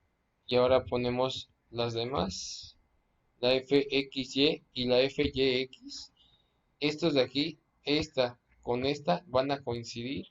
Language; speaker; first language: Spanish; native; Spanish